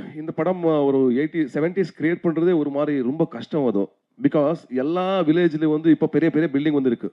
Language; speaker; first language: Tamil; non-native, learner; Kannada